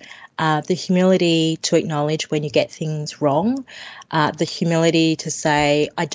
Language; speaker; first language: English; native; English